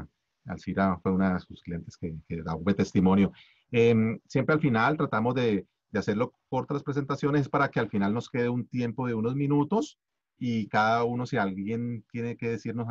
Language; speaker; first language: Spanish; native; Spanish